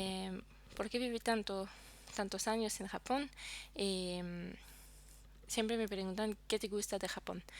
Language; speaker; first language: Spanish; non-native, fluent; French